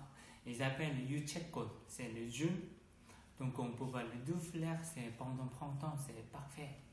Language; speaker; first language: French; non-native, learner; Korean